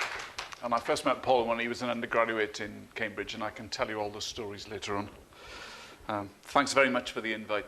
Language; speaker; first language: English; native; English